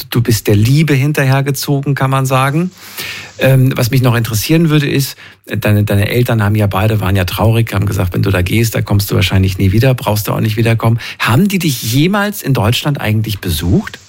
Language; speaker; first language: German; native; German